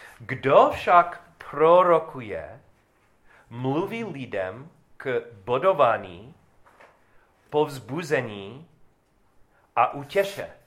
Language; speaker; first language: Czech; non-native, learner; English